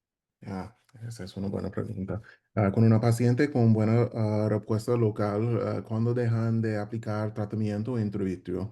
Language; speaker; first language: Spanish; non-native, learner; English